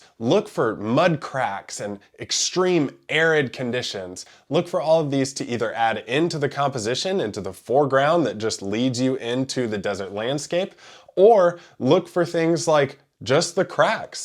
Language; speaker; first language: English; native; English